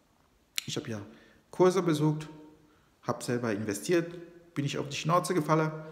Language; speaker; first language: German; non-native, fluent; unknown